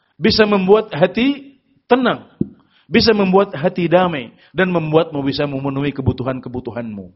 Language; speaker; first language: Indonesian; native; Indonesian